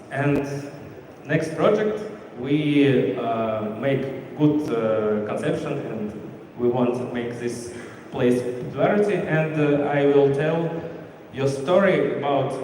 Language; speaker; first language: English; non-native, learner; Russian